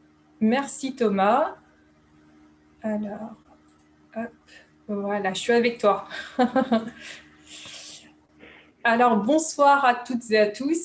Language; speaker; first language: French; native; French